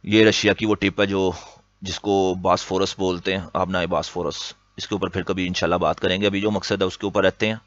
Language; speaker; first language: Urdu; native; Urdu